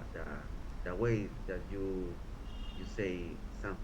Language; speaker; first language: English; non-native, learner; Spanish